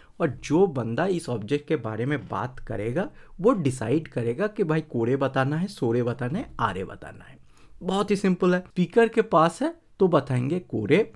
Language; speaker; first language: Hindi; native; Hindi